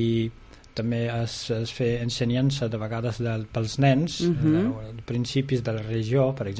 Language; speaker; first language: Catalan; non-native, fluent; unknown